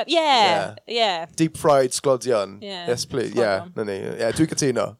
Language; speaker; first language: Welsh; non-native, local second language; English